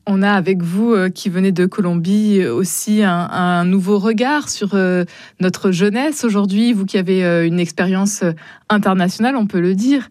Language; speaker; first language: French; native; French